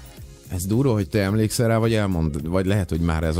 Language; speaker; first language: Hungarian; native; Hungarian